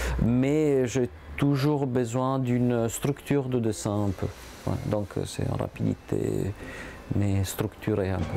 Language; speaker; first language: French; non-native, fluent; Italian